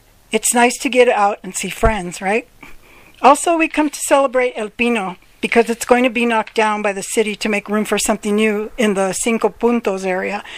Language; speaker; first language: English; early bilingual, other home language; Spanish